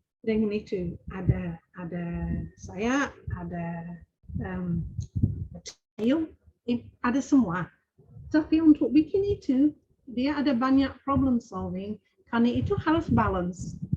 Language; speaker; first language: Indonesian; non-native, fluent; English